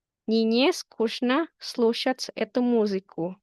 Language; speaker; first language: Russian; non-native, learner; Indonesian